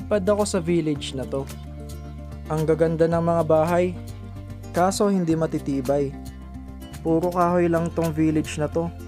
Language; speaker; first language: Filipino; native; Filipino